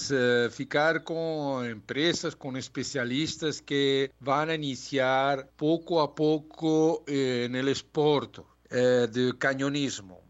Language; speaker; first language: Portuguese; non-native, learner; Spanish